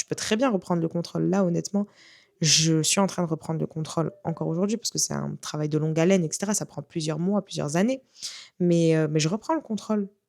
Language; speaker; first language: French; native; French